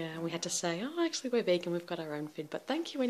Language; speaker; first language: English; native; English